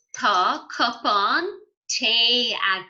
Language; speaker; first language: Irish; non-native, local second language; English